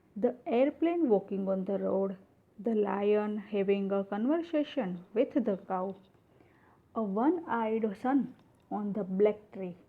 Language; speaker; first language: English; non-native, local second language; Gujarati